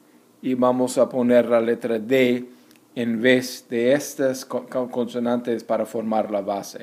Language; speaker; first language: Spanish; non-native, fluent; English